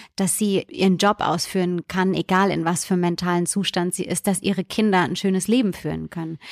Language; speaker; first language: German; native; German